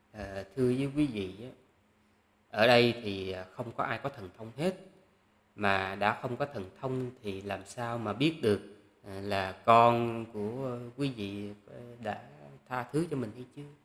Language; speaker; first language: Vietnamese; native; Vietnamese